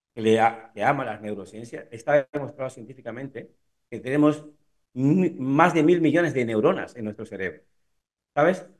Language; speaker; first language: Spanish; native; Spanish